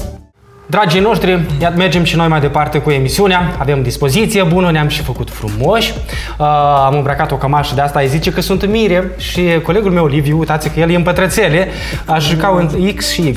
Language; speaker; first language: Romanian; native; Romanian